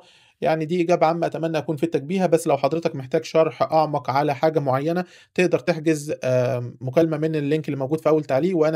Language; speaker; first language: Arabic; native; Arabic